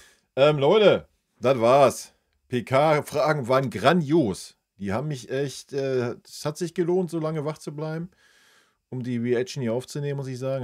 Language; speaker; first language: German; native; German